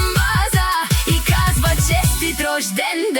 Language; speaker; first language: Bulgarian; non-native, local second language; Romany